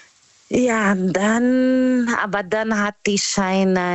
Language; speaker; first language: German; non-native, fluent; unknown